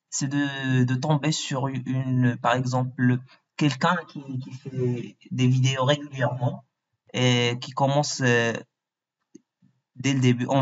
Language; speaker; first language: French; non-native, local second language; Arabic